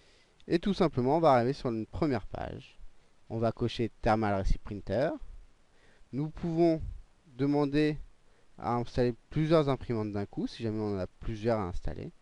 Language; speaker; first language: French; native; French